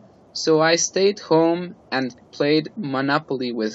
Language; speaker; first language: English; non-native, fluent; Spanish